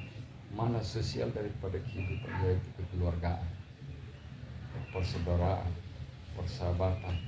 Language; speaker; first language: Indonesian; non-native, local second language; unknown